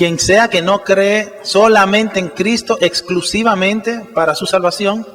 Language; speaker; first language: Spanish; native; Spanish